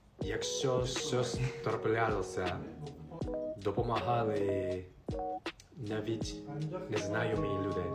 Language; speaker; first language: Ukrainian; non-native, learner; Japanese